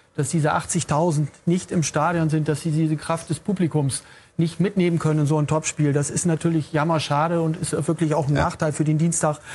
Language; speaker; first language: German; native; German